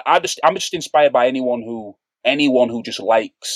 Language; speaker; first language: English; native; English